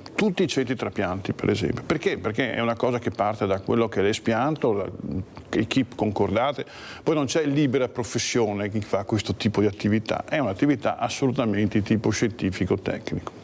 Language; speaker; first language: Italian; native; Italian